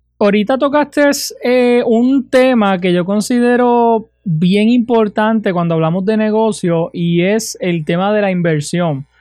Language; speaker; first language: Spanish; native; Spanish